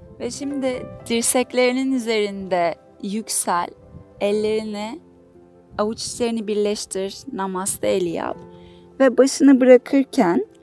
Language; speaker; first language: Turkish; native; Turkish